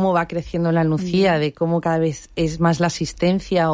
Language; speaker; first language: Spanish; native; Spanish